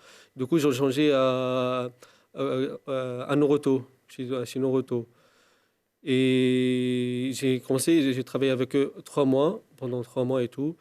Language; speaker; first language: French; non-native, local second language; Arabic